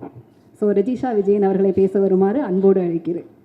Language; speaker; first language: Tamil; native; Tamil